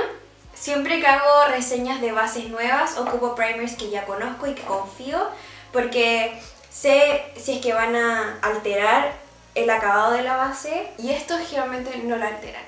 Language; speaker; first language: Spanish; native; Spanish